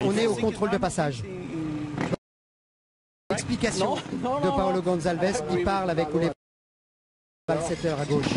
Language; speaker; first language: French; native; French